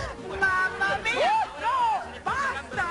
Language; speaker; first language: Spanish; native; Spanish